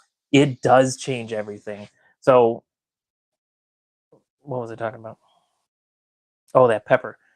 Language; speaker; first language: English; native; English